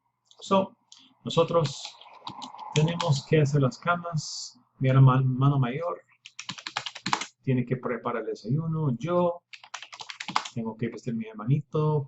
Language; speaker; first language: Spanish; non-native, fluent; English